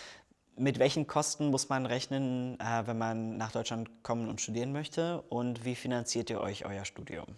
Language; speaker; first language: German; native; German